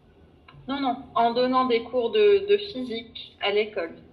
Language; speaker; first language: French; non-native, fluent; Arabic